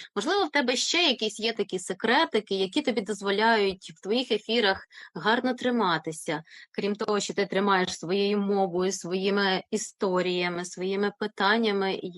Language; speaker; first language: Ukrainian; native; Ukrainian